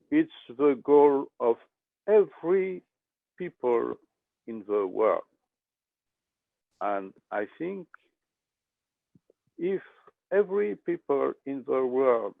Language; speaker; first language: English; non-native, learner; French